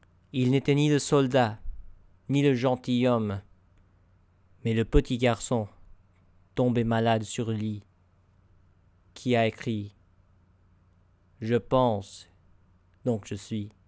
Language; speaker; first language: French; non-native, learner; English